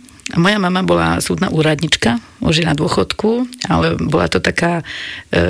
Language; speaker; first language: Slovak; native; Slovak